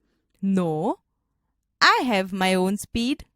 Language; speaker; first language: English; non-native, local second language; Gujarati